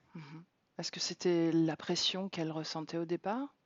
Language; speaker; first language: French; native; French